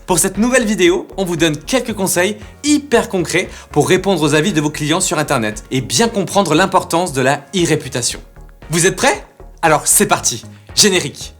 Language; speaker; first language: French; native; French